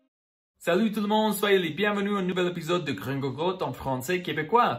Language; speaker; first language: French; non-native, fluent; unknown